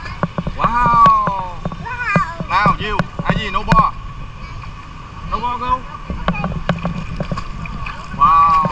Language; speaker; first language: English; non-native, learner; Vietnamese